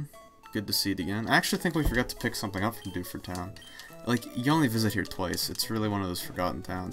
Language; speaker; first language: English; native; English